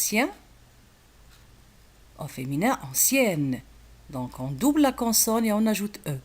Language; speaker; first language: French; non-native, local second language; Arabic